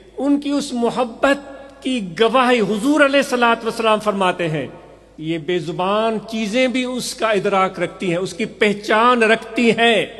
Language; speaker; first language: Urdu; non-native, local second language; Sindhi